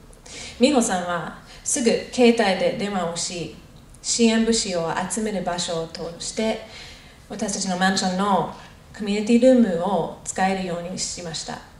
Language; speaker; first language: Japanese; non-native, fluent; English